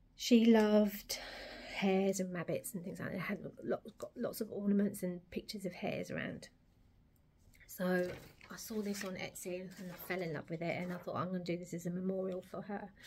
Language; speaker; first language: English; native; English